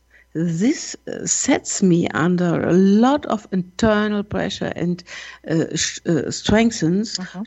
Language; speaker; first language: English; non-native, learner; German